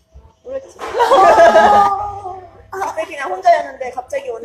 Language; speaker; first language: Korean; non-native, learner; Russian